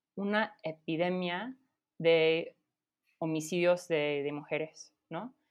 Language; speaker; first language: Spanish; non-native, fluent; English